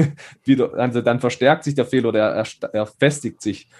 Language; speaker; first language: German; native; German